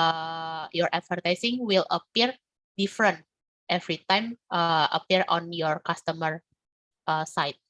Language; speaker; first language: English; non-native, learner; Indonesian